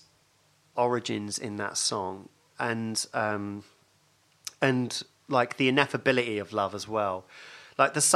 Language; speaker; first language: English; native; English